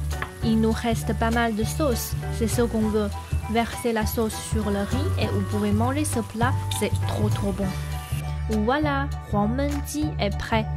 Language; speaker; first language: French; non-native, fluent; Chinese